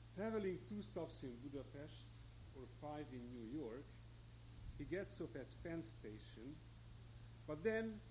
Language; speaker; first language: English; non-native, fluent; Hungarian